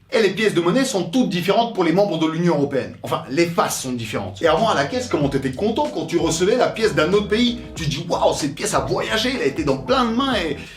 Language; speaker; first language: French; early bilingual, other home language; Russian